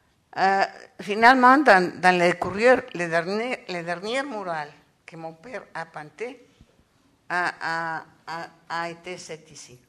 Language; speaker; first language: French; non-native, learner; Spanish